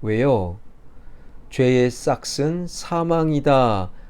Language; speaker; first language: Korean; native; Korean